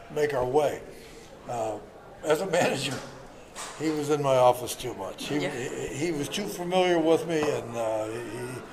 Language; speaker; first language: English; native; English